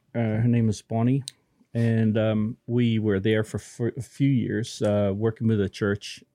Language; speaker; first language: English; native; English